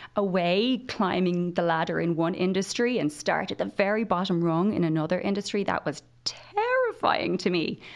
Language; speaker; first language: English; native; English